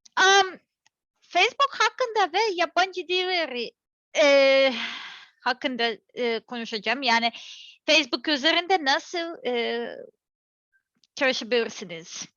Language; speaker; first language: Turkish; non-native, learner; Serbian